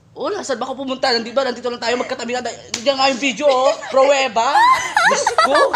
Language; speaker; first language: Filipino; non-native, local second language; Iloko